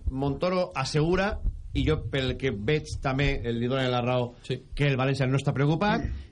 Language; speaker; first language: Catalan; native; Catalan